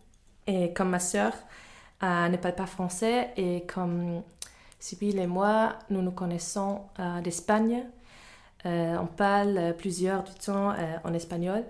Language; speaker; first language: French; non-native, fluent; German